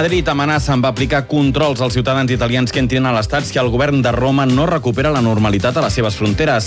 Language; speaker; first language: Catalan; native; Catalan